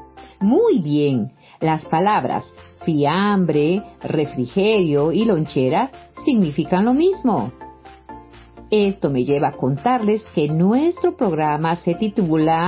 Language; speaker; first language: Spanish; native; Spanish